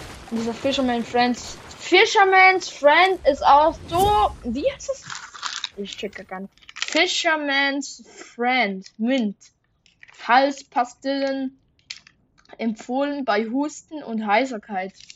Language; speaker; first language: German; non-native, local second language; Swiss German